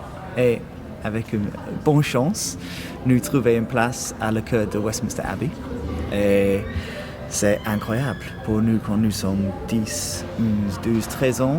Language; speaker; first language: French; non-native, learner; English